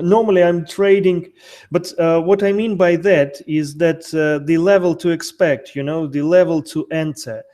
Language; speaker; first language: English; non-native, fluent; Russian